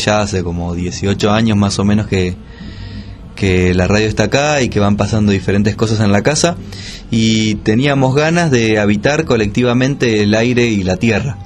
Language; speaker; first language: Spanish; native; Spanish